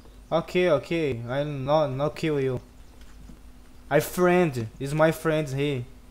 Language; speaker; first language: English; non-native, learner; Portuguese